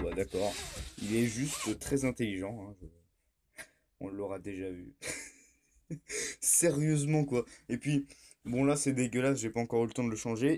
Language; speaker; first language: French; native; French